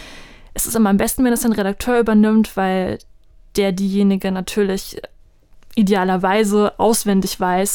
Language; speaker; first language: German; native; German